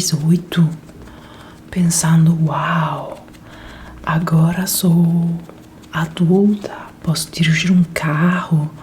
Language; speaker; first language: Portuguese; non-native, fluent; Italian